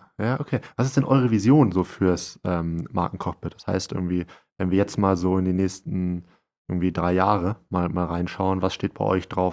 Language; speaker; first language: German; native; German